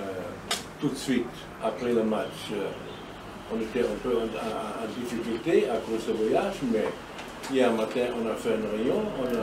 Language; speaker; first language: French; non-native, learner; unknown